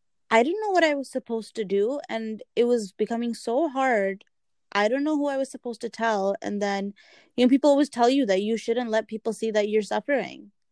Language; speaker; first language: English; non-native, local second language; Hindi